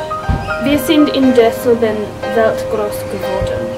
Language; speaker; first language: German; non-native, learner; English